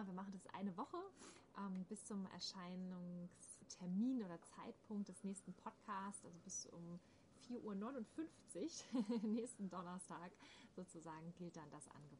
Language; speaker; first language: German; native; German